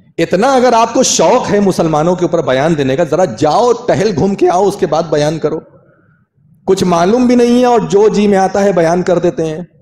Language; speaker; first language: Urdu; native; Urdu